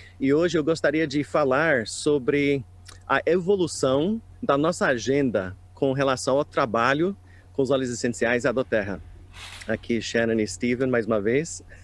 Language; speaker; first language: Portuguese; non-native, fluent; English